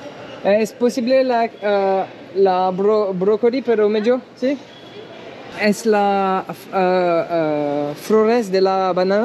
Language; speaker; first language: Spanish; non-native, learner; French